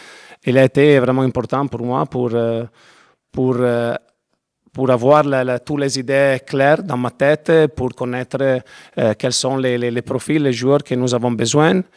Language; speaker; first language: French; non-native, learner; Italian